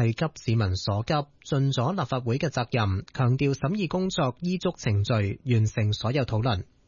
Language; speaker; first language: Cantonese; native; Cantonese